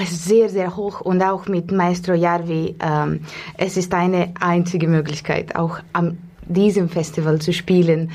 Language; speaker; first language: German; non-native, fluent; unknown